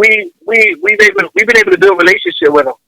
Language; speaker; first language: English; native; English